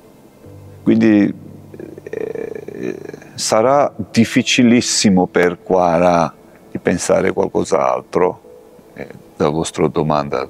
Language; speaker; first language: Italian; non-native, fluent; Georgian